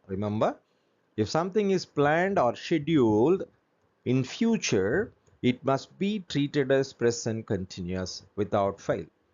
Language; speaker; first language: English; non-native, local second language; Tamil